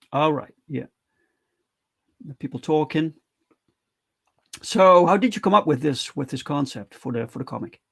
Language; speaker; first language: English; non-native, fluent; Dutch